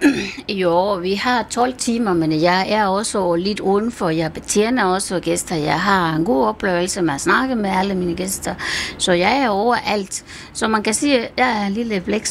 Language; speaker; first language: Danish; non-native, fluent; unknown